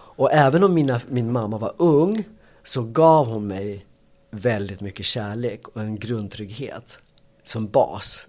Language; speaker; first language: Swedish; early bilingual, other home language; Spanish